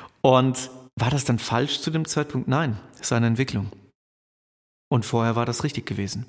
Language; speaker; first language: German; native; German